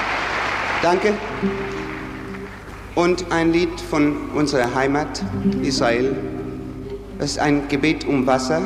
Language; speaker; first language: German; non-native, fluent; Hebrew